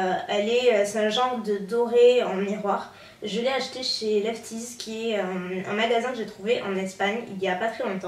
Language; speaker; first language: French; native; French